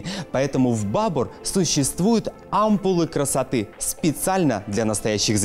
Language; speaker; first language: Russian; native; Russian